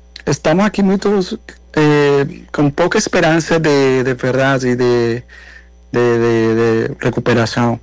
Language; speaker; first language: Portuguese; non-native, learner; Spanish